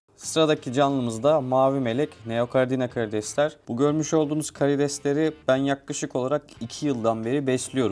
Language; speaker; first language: Turkish; native; Turkish